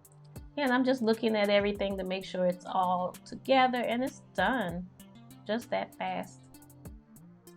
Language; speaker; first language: English; native; English